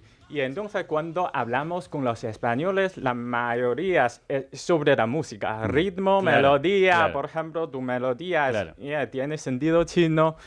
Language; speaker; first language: Spanish; non-native, learner; Chinese